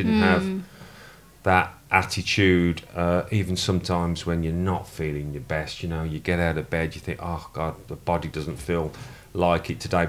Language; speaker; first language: English; native; English